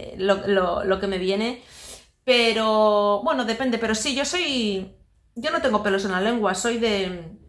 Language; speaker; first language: Spanish; non-native, local second language; Basque